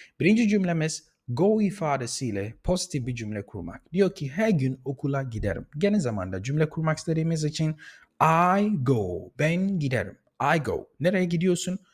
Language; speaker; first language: Turkish; non-native, fluent; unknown